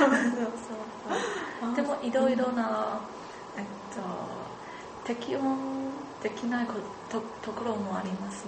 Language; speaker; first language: Japanese; non-native, learner; Chinese